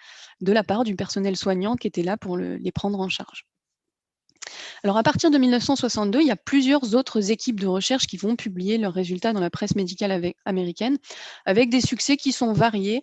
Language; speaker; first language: French; native; French